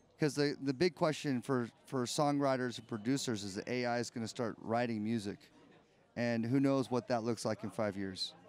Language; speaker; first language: English; native; English